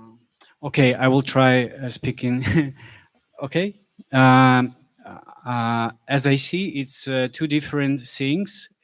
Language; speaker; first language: English; non-native, learner; Russian